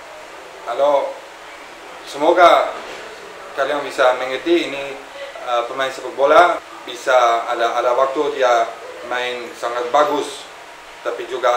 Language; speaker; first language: Indonesian; non-native, fluent; Dutch